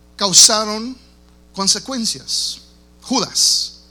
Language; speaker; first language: Spanish; early bilingual, heritage; Spanish